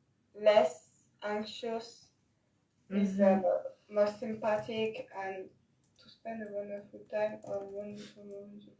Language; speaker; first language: English; non-native, learner; French